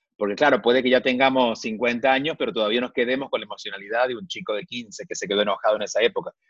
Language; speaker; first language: Spanish; native; Spanish